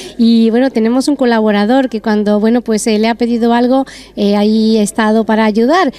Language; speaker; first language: Spanish; native; Spanish